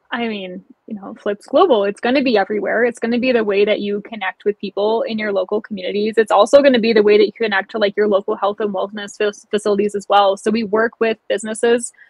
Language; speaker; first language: English; native; English